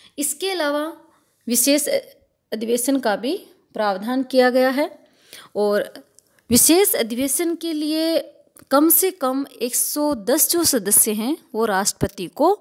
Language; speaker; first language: Hindi; native; Hindi